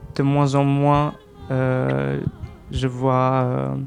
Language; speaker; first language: French; non-native, fluent; Albanian